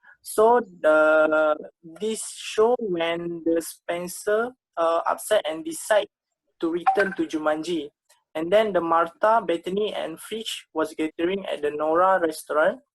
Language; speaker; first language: English; non-native, local second language; Malay